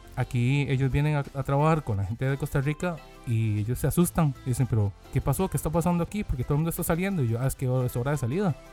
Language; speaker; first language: Spanish; non-native, fluent; Korean